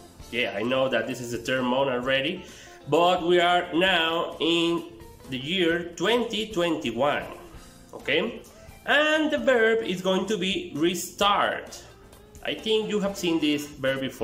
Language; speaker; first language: English; non-native, fluent; Spanish